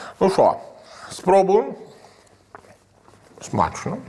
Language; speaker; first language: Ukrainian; non-native, learner; Italian